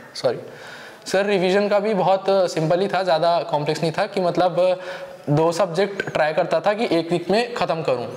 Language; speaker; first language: Hindi; native; Hindi